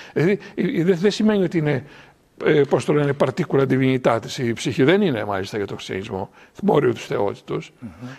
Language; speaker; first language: Greek; native; Greek